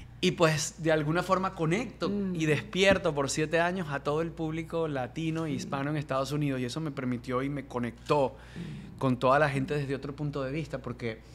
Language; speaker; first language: Spanish; native; Spanish